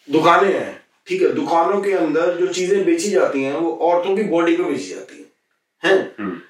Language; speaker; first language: Hindi; native; Hindi